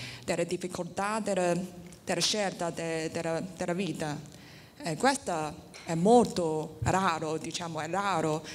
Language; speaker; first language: Italian; non-native, learner; Chinese